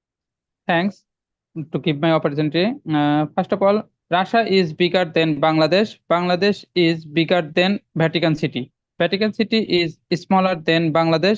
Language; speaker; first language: English; non-native, learner; Bangla